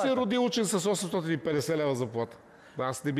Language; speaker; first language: Bulgarian; native; Bulgarian